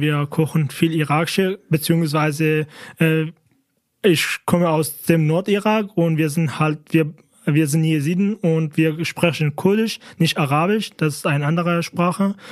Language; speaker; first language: German; non-native, fluent; Kurdish